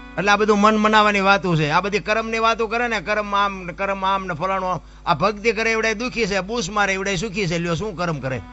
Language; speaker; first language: Gujarati; native; Gujarati